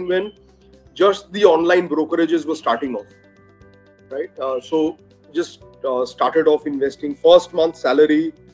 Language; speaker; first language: English; non-native, local second language; Bangla